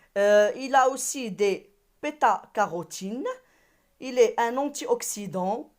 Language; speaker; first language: French; non-native, local second language; Arabic